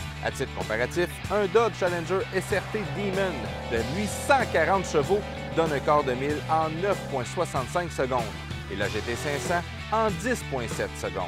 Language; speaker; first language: French; native; French